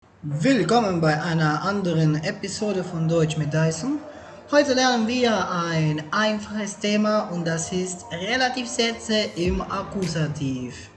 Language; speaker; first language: German; non-native, fluent; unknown